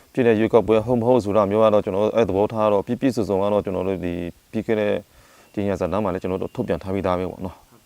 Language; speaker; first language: Burmese; non-native, local second language; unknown